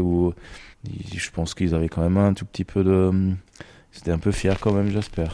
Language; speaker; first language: French; non-native, fluent; German